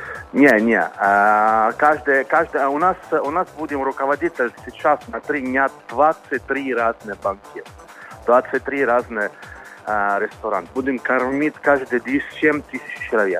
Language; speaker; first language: Russian; non-native, learner; Italian